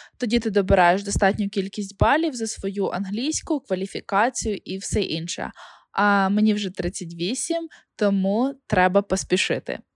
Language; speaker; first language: Ukrainian; native; Ukrainian